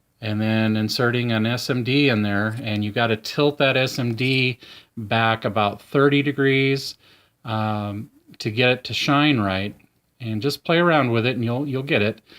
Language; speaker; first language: English; native; English